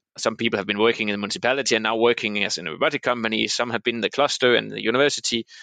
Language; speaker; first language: English; non-native, fluent; Danish